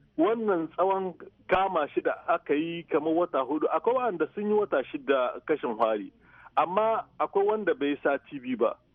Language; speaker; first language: Hausa; native; Hausa